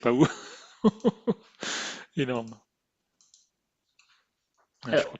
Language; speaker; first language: French; native; French